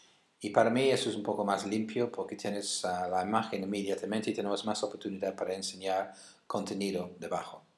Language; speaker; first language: Spanish; non-native, fluent; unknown